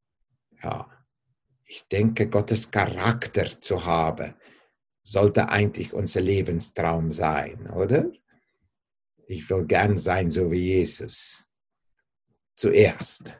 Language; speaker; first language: German; non-native, fluent; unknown